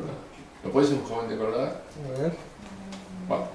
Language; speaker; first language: Spanish; native; Spanish